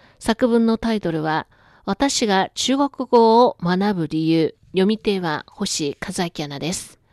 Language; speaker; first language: Japanese; non-native, fluent; Chinese